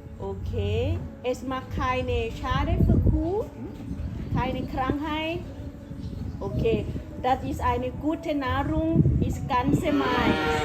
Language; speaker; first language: German; non-native, learner; Thai